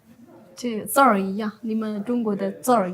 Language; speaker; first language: Chinese; non-native, learner; Amharic